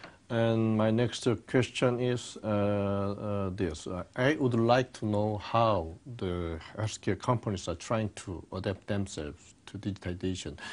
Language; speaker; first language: English; non-native, fluent; Korean